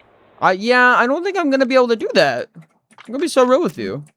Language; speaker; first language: English; native; English